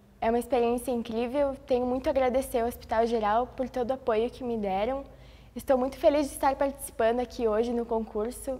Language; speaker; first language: Portuguese; early bilingual, other home language; Spanish